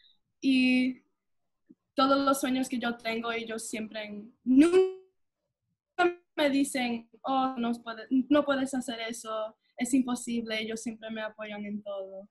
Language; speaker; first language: Spanish; early bilingual, heritage; English